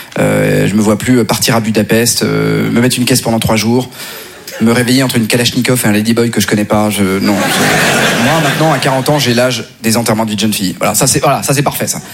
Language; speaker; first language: French; native; French